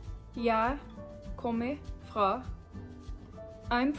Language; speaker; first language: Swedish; non-native, learner; English